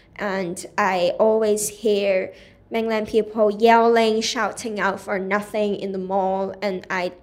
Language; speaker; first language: English; non-native, local second language; Cantonese